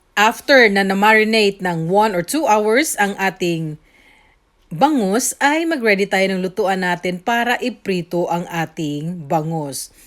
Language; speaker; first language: Filipino; native; Filipino